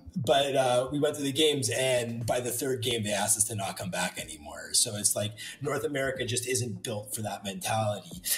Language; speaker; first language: English; native; English